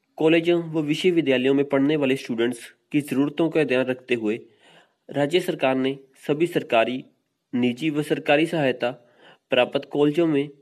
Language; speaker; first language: Hindi; non-native, local second language; Punjabi